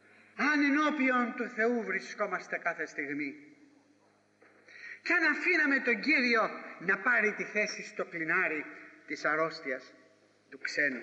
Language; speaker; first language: Greek; native; Greek